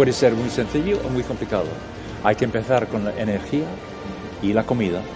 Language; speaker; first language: Spanish; non-native, fluent; English